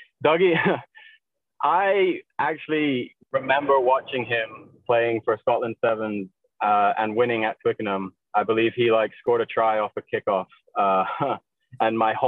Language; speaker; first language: English; native; English